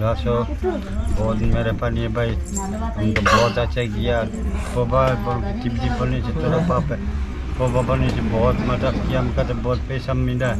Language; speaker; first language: Hindi; non-native, learner; Tibetan